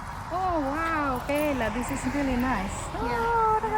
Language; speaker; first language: English; non-native, fluent; Spanish